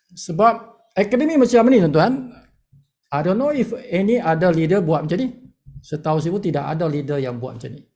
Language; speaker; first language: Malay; native; Malay